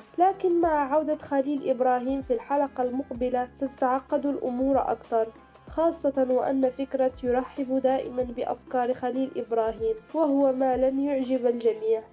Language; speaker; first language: Arabic; native; Arabic